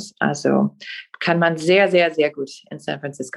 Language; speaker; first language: German; non-native, fluent; English